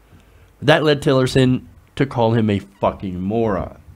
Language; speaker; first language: English; native; English